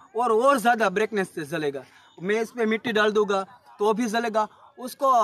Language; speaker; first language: Hindi; non-native, local second language; Gujarati